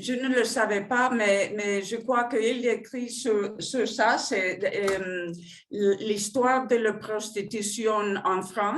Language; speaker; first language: French; non-native, fluent; Spanish